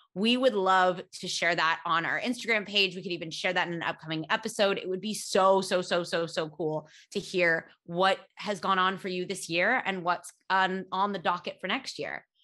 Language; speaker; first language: English; native; English